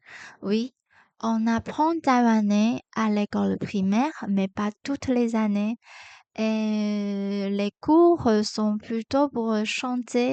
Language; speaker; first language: French; non-native, fluent; Chinese